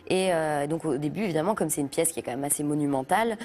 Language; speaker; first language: French; native; French